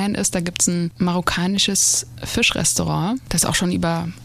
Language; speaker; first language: German; native; German